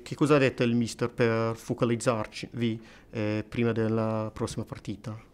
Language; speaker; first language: Italian; non-native, fluent; English